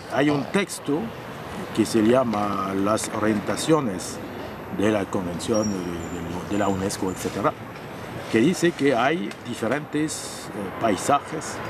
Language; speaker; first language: Spanish; non-native, fluent; French